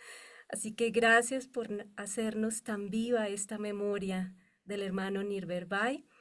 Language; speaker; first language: Spanish; native; Spanish